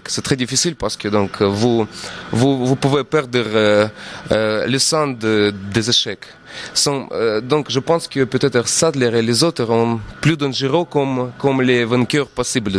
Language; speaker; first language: French; non-native, fluent; Russian